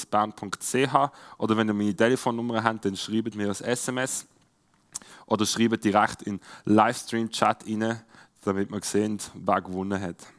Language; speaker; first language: German; native; German